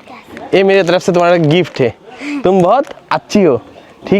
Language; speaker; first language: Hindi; non-native, learner; Bangla